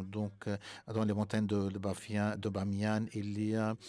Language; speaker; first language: French; non-native, fluent; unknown